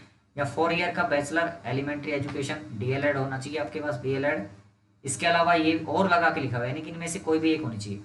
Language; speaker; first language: Hindi; native; Hindi